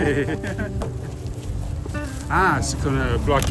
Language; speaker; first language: Spanish; non-native, learner; English